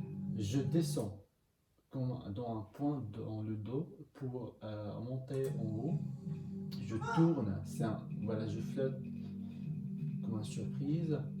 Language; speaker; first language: French; non-native, learner; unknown